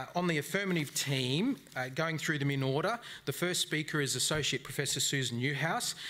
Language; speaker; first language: English; native; English